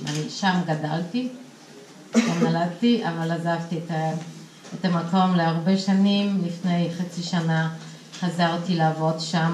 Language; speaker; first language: Hebrew; non-native, fluent; Polish